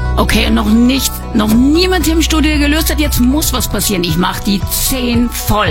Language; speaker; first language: German; native; German